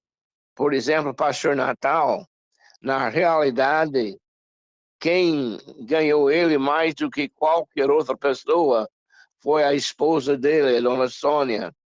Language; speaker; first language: Portuguese; non-native, fluent; English